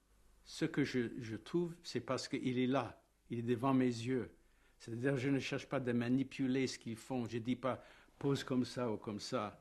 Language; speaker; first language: French; non-native, fluent; English